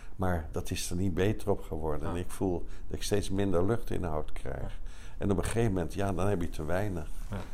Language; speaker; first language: Dutch; native; Dutch